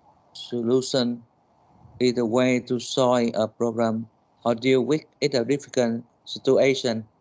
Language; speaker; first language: English; non-native, learner; Vietnamese